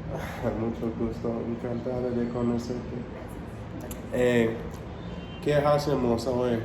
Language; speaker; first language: Spanish; non-native, learner; English